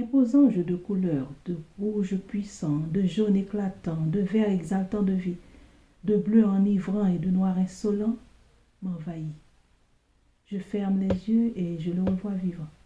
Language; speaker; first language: French; non-native, local second language; Haitian Creole